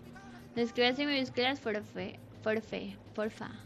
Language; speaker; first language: Spanish; native; Spanish